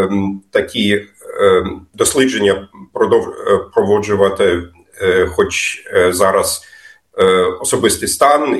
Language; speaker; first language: Ukrainian; non-native, fluent; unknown